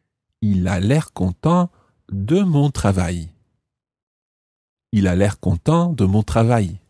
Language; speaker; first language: French; non-native, fluent; English